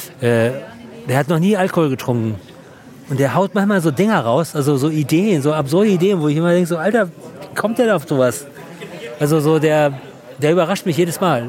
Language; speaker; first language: German; native; German